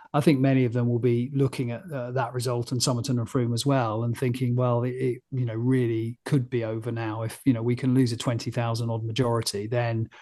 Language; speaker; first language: English; native; English